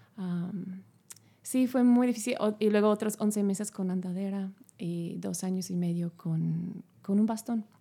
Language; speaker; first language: Spanish; non-native, fluent; English